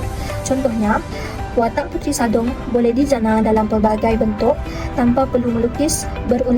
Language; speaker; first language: Malay; native; Malay